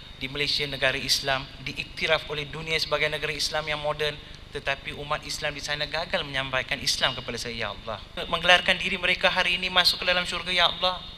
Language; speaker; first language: Malay; non-native, local second language; Tamil